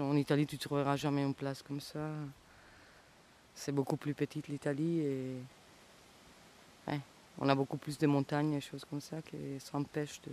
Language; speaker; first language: French; non-native, fluent; Italian